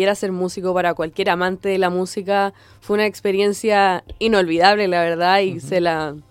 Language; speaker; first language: Spanish; native; Spanish